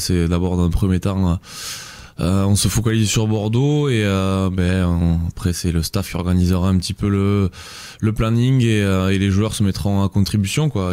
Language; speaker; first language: French; native; French